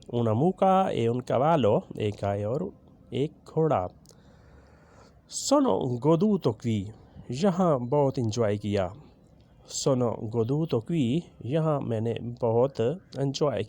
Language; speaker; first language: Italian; non-native, learner; Urdu